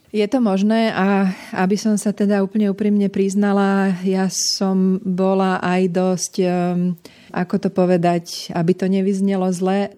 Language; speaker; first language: Slovak; native; Slovak